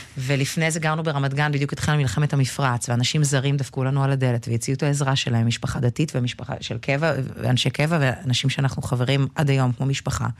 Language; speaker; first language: Hebrew; early bilingual, other home language; Russian